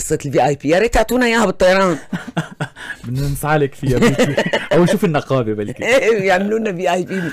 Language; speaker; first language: Arabic; native; Arabic